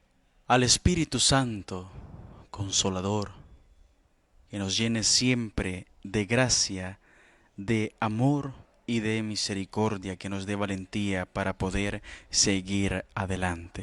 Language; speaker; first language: Spanish; native; Spanish